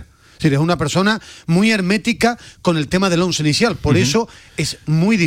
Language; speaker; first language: Spanish; native; Spanish